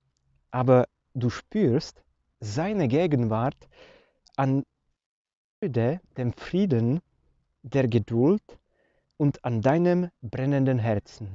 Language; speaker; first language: German; non-native, fluent; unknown